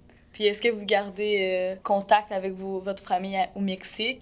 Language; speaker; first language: French; native; French